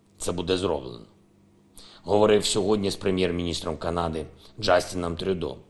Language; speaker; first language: Ukrainian; non-native, local second language; Russian